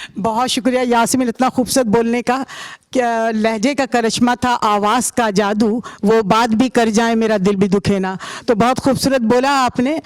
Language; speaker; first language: Urdu; native; Urdu